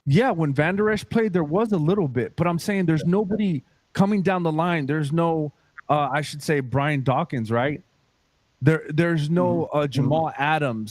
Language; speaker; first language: English; native; English